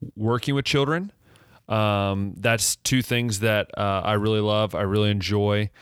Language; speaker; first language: English; native; English